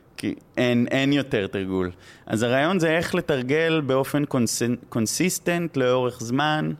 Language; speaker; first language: Hebrew; native; Hebrew